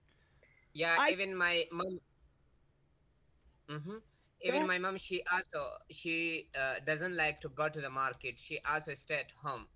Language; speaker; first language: English; non-native, learner; Pashto